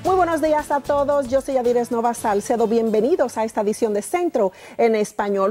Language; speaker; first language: Spanish; native; Spanish